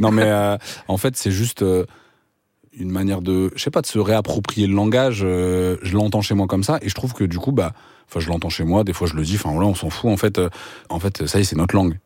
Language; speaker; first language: French; native; French